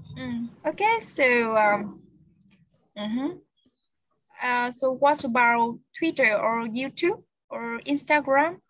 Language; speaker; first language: English; non-native, fluent; Vietnamese